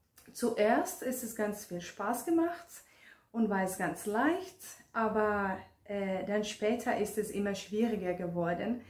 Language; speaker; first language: German; non-native, fluent; Finnish